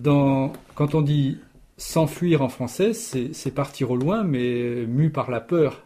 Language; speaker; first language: French; native; French